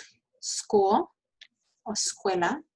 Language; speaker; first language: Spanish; early bilingual, heritage; Spanish